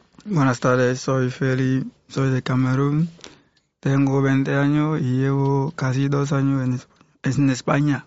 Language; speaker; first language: Spanish; non-native, learner; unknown